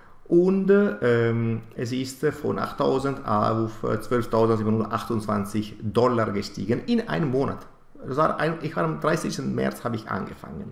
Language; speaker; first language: German; non-native, fluent; Italian